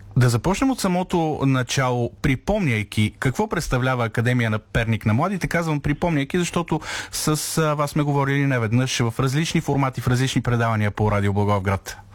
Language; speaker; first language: Bulgarian; native; Bulgarian